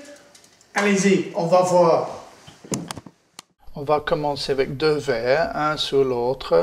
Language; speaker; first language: French; non-native, fluent; English